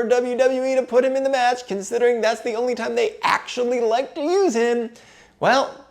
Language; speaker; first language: English; native; English